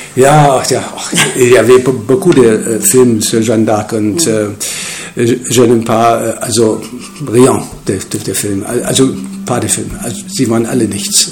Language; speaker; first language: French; non-native, learner; German